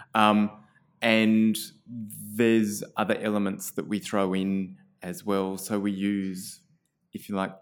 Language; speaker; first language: English; native; English